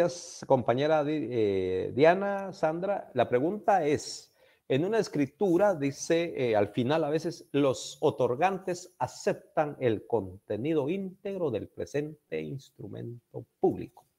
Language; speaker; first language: Spanish; native; Spanish